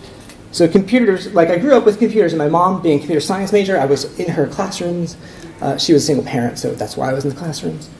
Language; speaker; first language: English; native; English